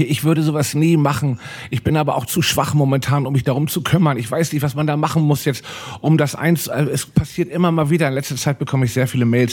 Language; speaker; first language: German; native; German